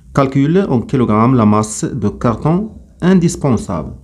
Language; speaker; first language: French; non-native, local second language; Arabic